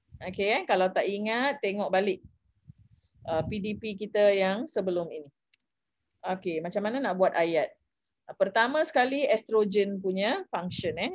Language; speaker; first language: Malay; non-native, local second language; Tamil